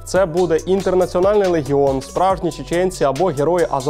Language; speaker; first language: Ukrainian; native; Ukrainian